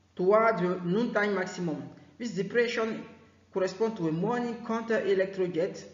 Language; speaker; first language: English; non-native, fluent; French